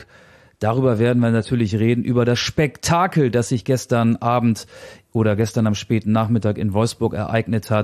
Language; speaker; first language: German; native; German